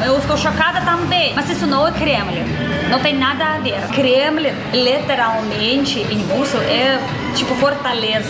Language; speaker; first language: Portuguese; non-native, learner; Russian